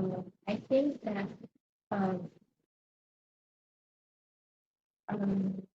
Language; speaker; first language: English; non-native, learner; Vietnamese